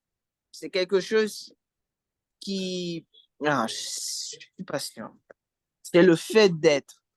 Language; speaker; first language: French; non-native, fluent; English